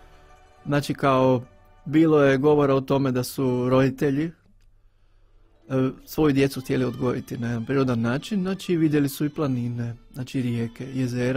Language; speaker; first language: Bosnian; native; Bosnian